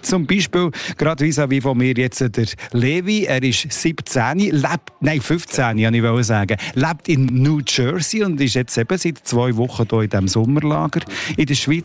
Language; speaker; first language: German; native; German